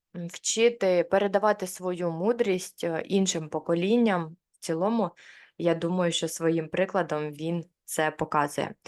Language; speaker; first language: Ukrainian; non-native, local second language; Russian